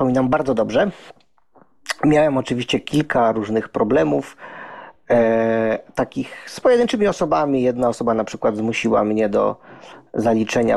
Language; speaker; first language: Polish; native; Polish